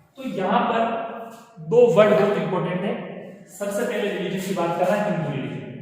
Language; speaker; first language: Hindi; native; Hindi